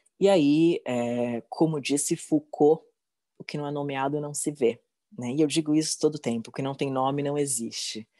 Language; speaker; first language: Portuguese; native; Portuguese